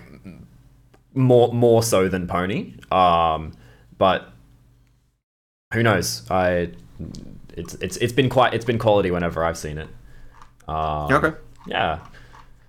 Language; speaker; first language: English; native; English